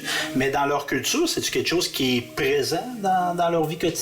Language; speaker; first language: French; native; French